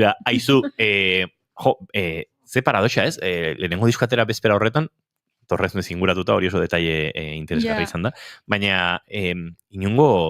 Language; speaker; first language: Basque; native; Basque